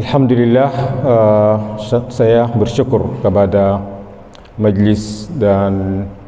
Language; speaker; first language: Indonesian; non-native, fluent; Arabic